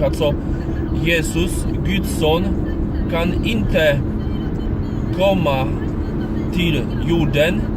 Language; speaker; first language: Swedish; non-native, learner; Polish